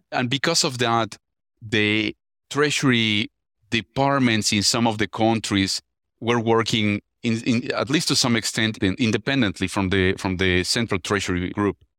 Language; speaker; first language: English; non-native, fluent; Spanish